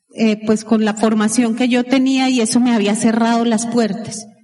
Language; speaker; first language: Spanish; native; Spanish